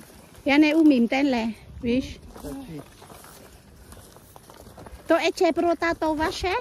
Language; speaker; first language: Czech; non-native, learner; Vietnamese